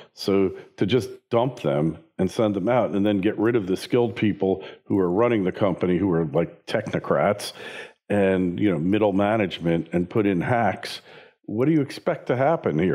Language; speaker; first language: English; native; English